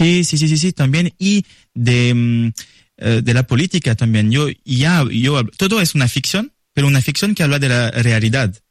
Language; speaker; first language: Spanish; non-native, learner; French